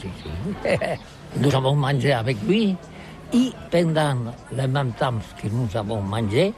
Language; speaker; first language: French; non-native, learner; Catalan